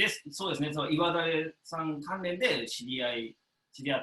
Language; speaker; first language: Japanese; native; Japanese